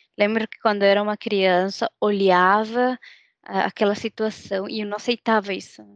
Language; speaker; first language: Portuguese; non-native, fluent; Spanish